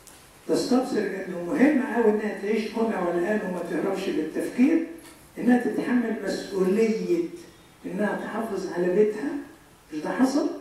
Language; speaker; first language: Arabic; native; Arabic